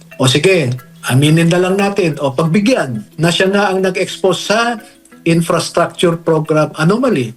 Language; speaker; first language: Filipino; native; Filipino